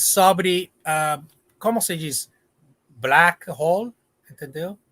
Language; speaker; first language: Portuguese; non-native, learner; English